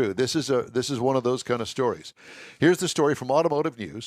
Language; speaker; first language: English; native; English